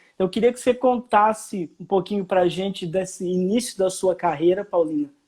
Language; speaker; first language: Portuguese; native; Portuguese